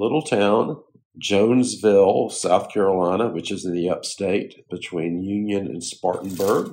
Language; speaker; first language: English; native; English